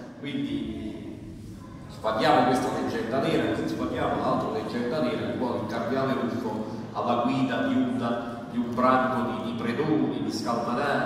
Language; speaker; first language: Italian; native; Italian